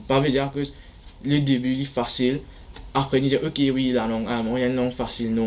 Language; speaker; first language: French; non-native, local second language; Morisyen